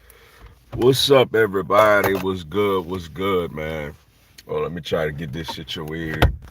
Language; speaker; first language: English; native; English